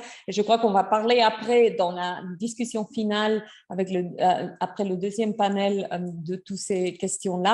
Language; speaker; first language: French; non-native, fluent; German